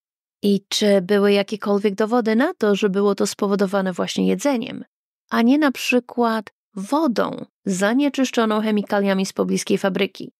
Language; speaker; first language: Polish; native; Polish